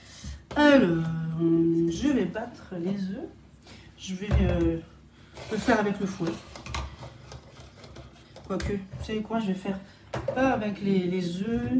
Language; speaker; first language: French; native; French